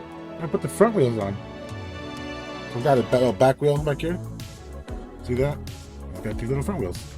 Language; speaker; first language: English; native; English